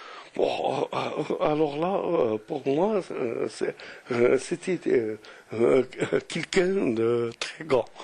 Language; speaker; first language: French; non-native, local second language; Arabic